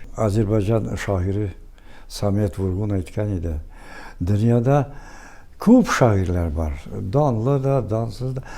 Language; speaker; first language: Tatar; early bilingual, heritage; Tatar